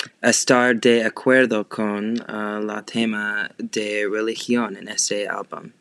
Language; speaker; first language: Spanish; non-native, learner; English